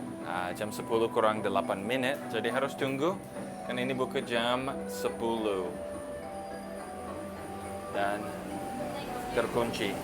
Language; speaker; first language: Indonesian; non-native, fluent; English